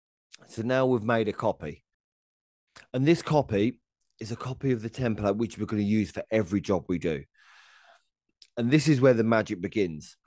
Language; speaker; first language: English; native; English